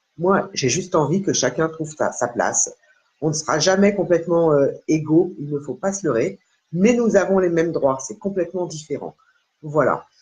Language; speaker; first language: French; native; French